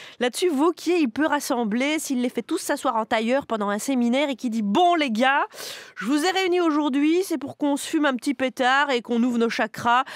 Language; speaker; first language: French; native; French